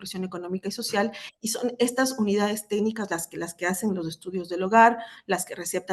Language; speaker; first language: Spanish; native; Spanish